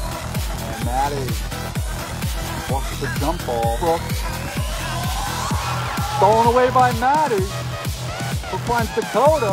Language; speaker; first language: English; native; English